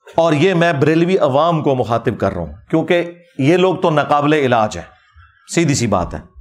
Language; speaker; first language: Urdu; non-native, local second language; Punjabi